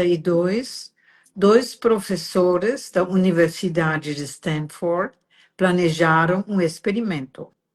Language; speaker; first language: Portuguese; non-native, fluent; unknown